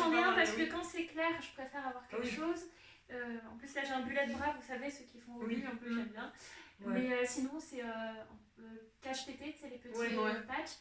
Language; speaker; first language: French; native; French